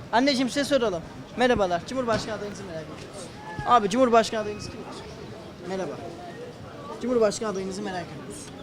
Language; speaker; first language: Turkish; native; Turkish